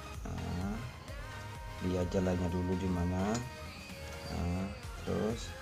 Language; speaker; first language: Indonesian; native; Indonesian